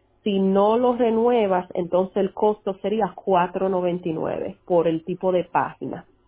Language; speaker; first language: Spanish; early bilingual, heritage; Spanish